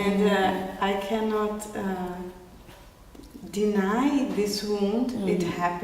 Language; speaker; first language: English; non-native, fluent; Portuguese